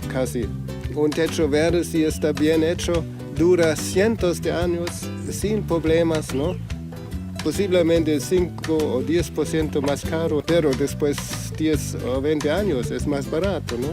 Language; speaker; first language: Spanish; non-native, fluent; German